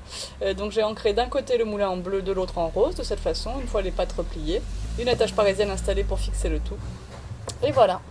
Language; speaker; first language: French; native; French